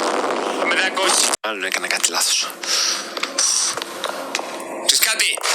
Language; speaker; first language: Greek; native; Greek